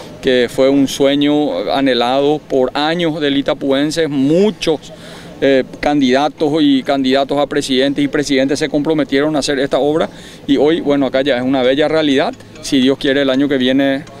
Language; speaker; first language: Spanish; native; Spanish